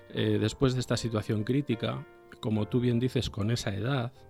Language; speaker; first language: Spanish; native; Spanish